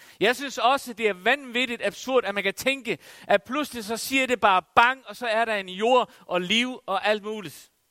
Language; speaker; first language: Danish; non-native, local second language; Faroese